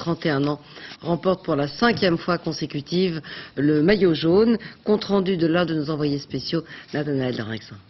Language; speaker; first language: French; native; French